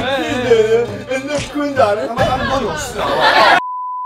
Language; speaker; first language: Chinese; native; Chinese